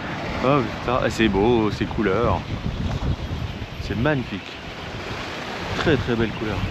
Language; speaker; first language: French; native; French